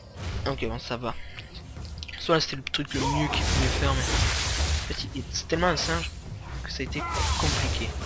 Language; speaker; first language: French; native; French